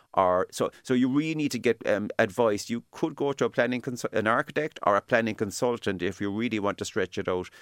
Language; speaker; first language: English; native; English